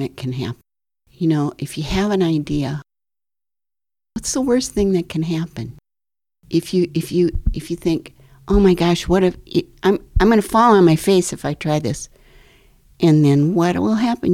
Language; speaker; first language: English; native; English